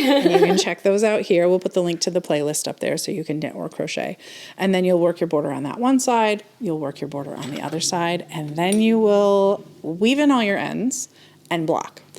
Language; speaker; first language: English; native; English